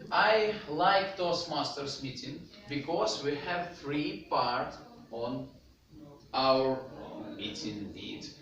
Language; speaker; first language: English; non-native, learner; Russian